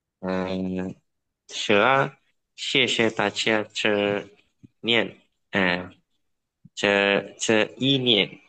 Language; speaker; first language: Chinese; non-native, learner; Indonesian